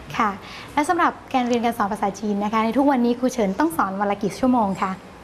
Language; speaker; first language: Thai; native; Thai